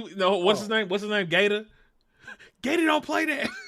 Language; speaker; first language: English; native; English